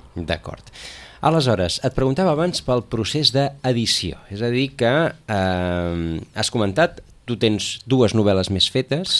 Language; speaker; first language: Catalan; native; Catalan